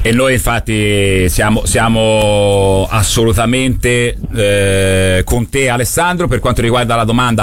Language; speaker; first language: Italian; native; Italian